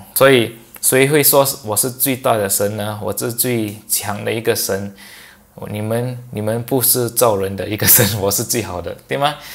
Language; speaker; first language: Chinese; non-native, local second language; English